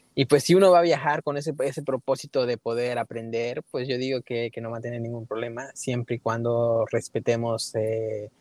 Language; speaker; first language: Spanish; early bilingual, heritage; Spanish